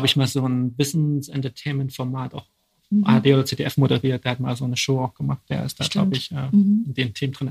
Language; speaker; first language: German; native; German